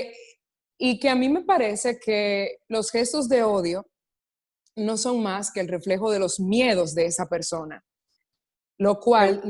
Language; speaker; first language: Spanish; native; Spanish